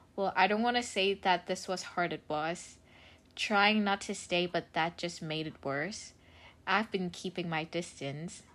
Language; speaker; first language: English; non-native, local second language; Cantonese